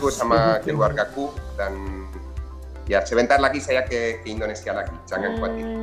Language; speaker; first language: Indonesian; non-native, fluent; Spanish